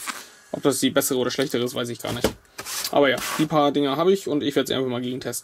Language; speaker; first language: German; native; German